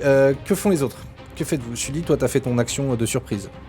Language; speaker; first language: French; native; French